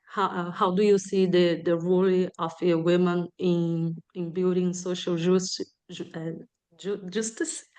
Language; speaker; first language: English; non-native, learner; Portuguese